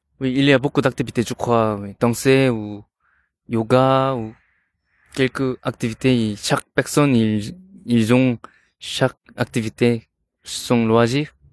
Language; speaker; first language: French; non-native, learner; Korean